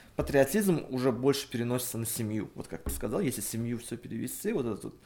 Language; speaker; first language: Russian; native; Russian